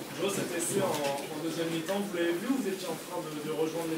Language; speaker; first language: French; native; French